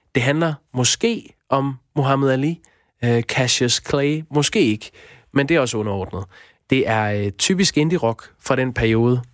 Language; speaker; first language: Danish; native; Danish